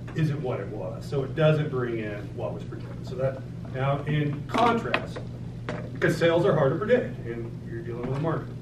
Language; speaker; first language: English; native; English